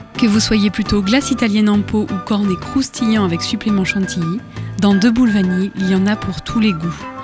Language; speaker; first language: French; native; French